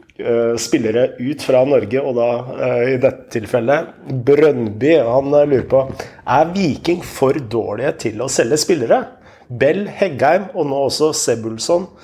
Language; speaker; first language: Norwegian; native; Norwegian